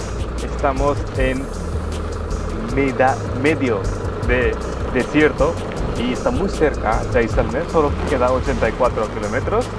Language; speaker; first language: Spanish; non-native, fluent; Hindi